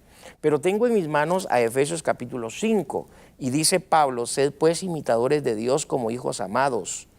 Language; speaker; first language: Spanish; native; Spanish